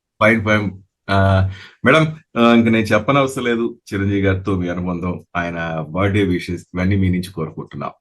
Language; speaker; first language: Telugu; native; Telugu